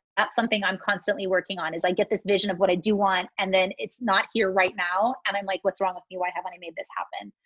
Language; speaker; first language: English; native; English